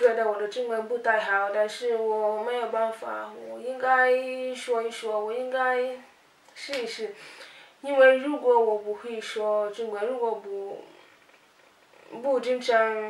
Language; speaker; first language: Chinese; non-native, learner; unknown